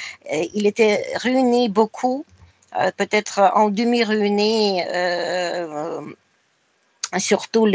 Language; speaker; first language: French; non-native, fluent; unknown